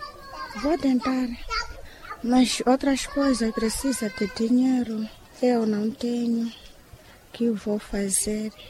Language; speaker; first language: Portuguese; non-native, local second language; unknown